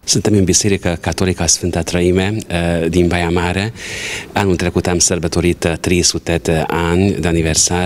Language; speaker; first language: Romanian; non-native, local second language; Hungarian